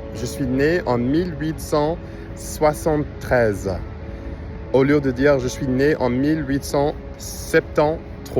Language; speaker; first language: French; non-native, fluent; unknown